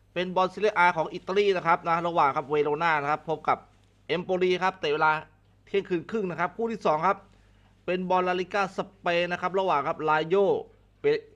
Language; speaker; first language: Thai; native; Thai